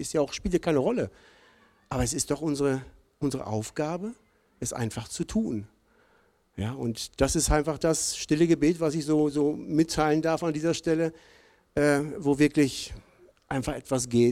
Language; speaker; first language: German; native; German